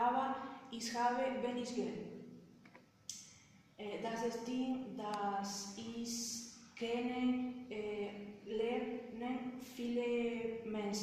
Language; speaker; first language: German; non-native, learner; Spanish